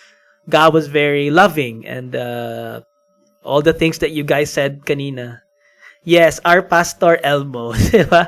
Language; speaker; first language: English; non-native, local second language; Filipino